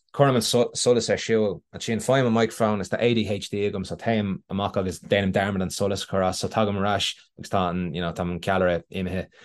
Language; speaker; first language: Irish; non-native, local second language; English